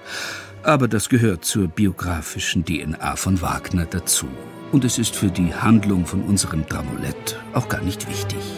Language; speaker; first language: German; native; German